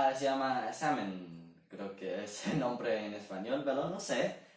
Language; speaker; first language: Spanish; non-native, learner; Chinese